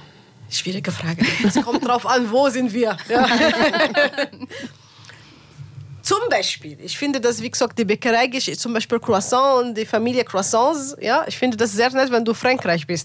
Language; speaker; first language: German; non-native, learner; Arabic